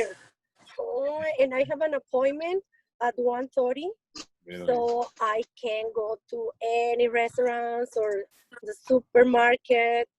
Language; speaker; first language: English; non-native, learner; Spanish